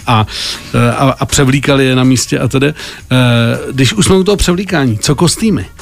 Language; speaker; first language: Czech; native; Czech